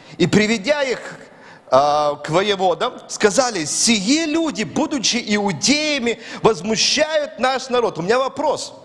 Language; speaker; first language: Russian; native; Russian